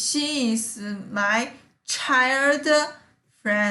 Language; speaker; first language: English; non-native, learner; Chinese